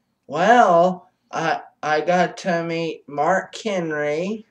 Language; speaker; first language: English; native; English